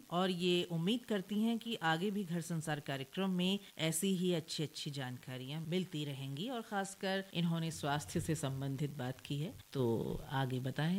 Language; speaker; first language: Hindi; native; Hindi